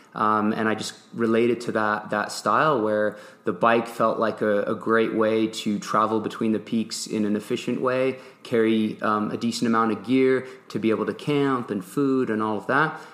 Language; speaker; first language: English; early bilingual, other home language; French